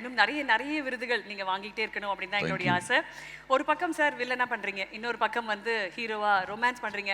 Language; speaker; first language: Tamil; native; Tamil